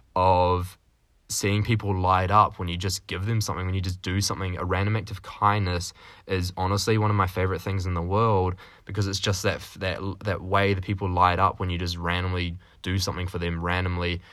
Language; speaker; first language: English; native; English